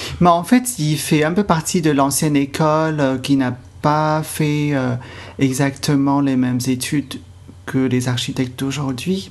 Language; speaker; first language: French; non-native, fluent; Cantonese